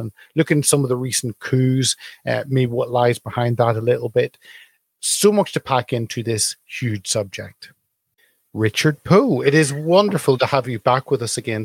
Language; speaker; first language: English; native; English